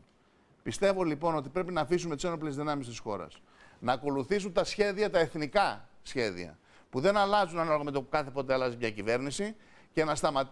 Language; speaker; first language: Greek; native; Greek